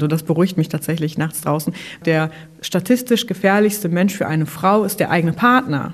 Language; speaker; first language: German; native; German